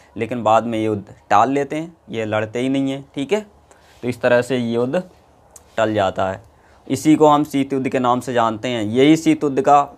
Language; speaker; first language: Hindi; native; Hindi